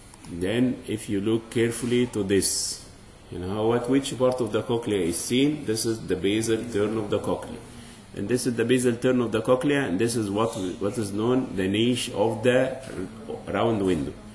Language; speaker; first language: English; non-native, fluent; Arabic